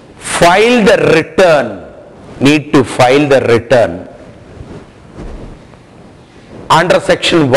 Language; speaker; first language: English; non-native, local second language; Hindi